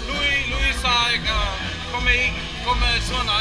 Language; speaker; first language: Italian; non-native, learner; German